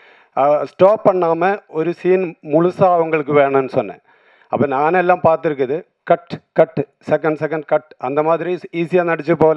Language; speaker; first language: Tamil; non-native, learner; Malayalam